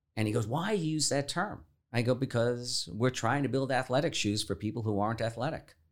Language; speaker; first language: English; native; English